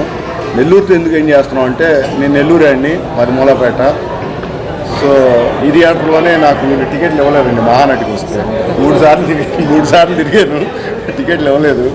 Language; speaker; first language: Telugu; native; Telugu